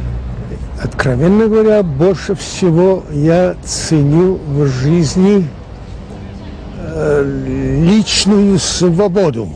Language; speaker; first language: Russian; non-native, local second language; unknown